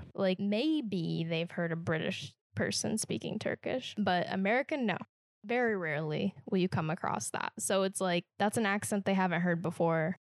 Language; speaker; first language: English; native; English